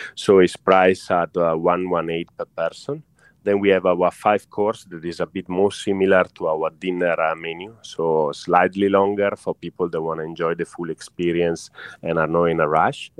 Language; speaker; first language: English; non-native, fluent; Italian